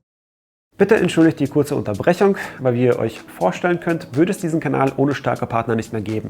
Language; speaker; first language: German; native; German